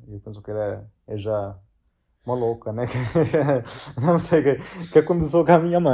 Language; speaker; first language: Portuguese; non-native, fluent; Italian